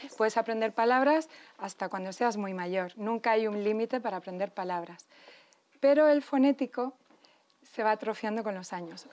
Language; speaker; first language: Spanish; native; Spanish